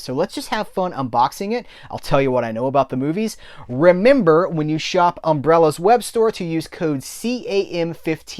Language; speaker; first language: English; native; English